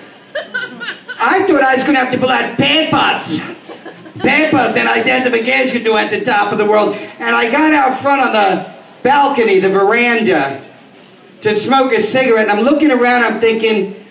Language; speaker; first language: English; native; English